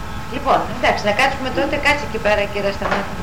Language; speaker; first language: Greek; native; Greek